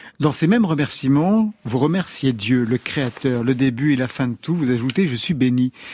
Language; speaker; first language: French; native; French